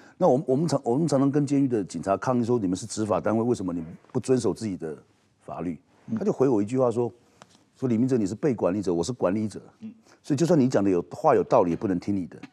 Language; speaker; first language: Chinese; native; Chinese